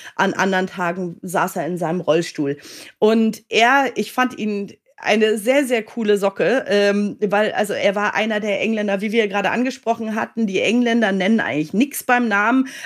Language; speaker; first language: German; native; German